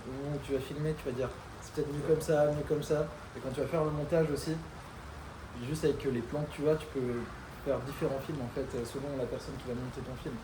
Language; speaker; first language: French; native; French